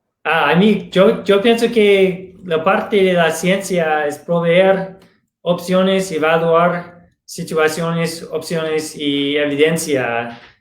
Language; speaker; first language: Spanish; non-native, fluent; English